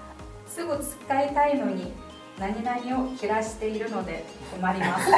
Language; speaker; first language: Japanese; non-native, fluent; Chinese